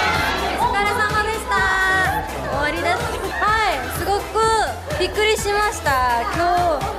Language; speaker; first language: Japanese; non-native, learner; Korean